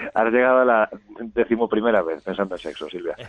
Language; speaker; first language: Spanish; native; Spanish